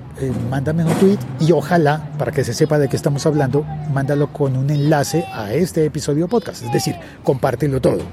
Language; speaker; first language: Spanish; native; Spanish